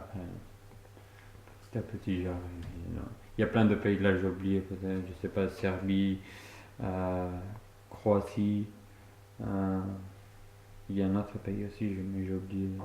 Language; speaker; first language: French; non-native, fluent; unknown